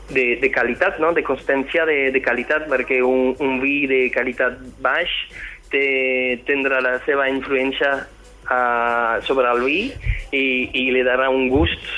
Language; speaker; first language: Catalan; non-native, fluent; French